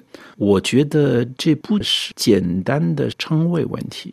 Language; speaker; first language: Chinese; non-native, fluent; French